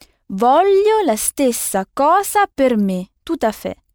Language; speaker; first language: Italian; non-native, fluent; French